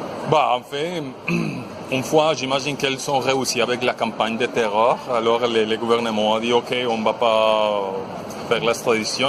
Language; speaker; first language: French; non-native, fluent; Spanish